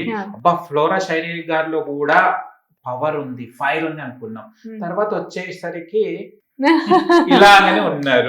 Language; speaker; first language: Telugu; native; Telugu